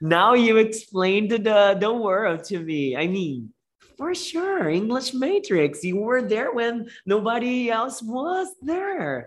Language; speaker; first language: English; non-native, fluent; Portuguese